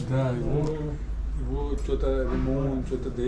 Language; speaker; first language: Russian; non-native, learner; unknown